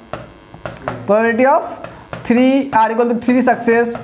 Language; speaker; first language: Hindi; native; Hindi